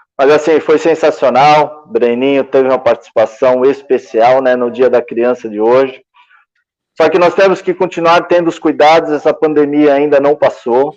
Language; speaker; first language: Portuguese; native; Portuguese